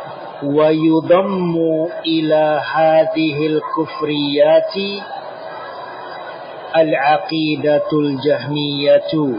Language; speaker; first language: Arabic; non-native, fluent; Indonesian